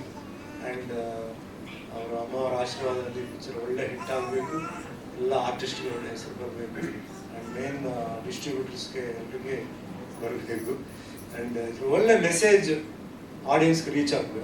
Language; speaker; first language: Kannada; non-native, fluent; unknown